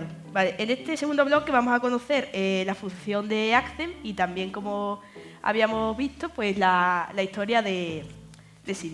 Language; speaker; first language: Spanish; native; Spanish